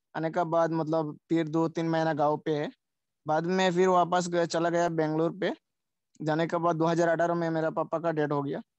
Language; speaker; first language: Hindi; non-native, local second language; Sylheti